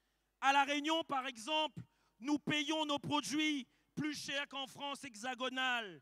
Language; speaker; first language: French; native; French